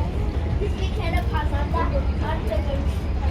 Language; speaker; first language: Turkish; early bilingual, heritage; Turkish